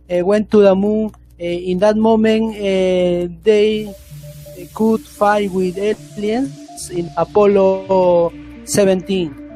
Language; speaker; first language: English; non-native, learner; Spanish